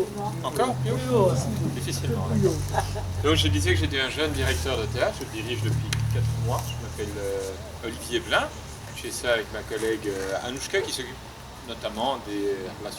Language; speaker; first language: French; native; French